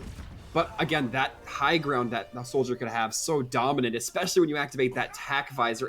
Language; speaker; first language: English; native; English